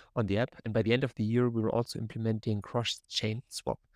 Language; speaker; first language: English; non-native, fluent; German